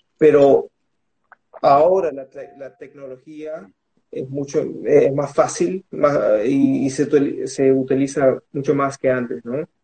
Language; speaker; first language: Spanish; early bilingual, heritage; Spanish